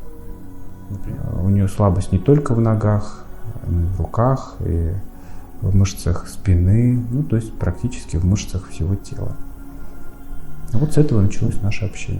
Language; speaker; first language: Russian; native; Russian